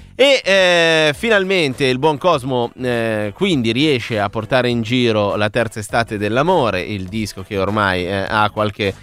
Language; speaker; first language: Italian; native; Italian